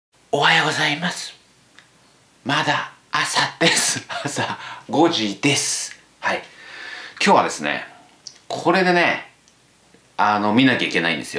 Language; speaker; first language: Japanese; native; Japanese